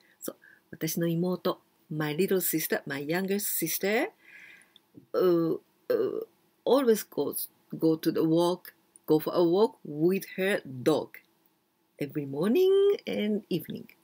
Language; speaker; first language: English; non-native, fluent; Japanese